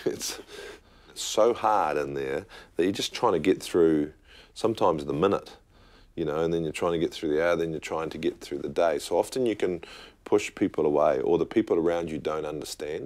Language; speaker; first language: English; native; English